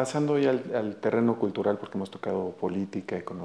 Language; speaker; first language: Spanish; native; Spanish